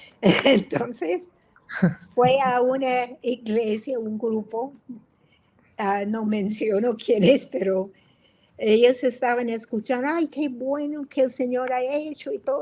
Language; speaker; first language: Spanish; non-native, fluent; English